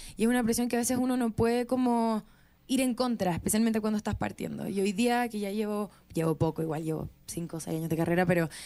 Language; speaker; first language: Spanish; native; Spanish